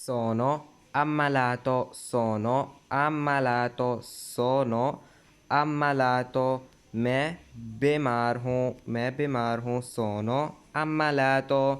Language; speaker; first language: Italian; non-native, fluent; Urdu